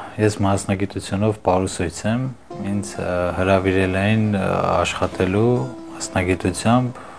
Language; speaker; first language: Armenian; native; Armenian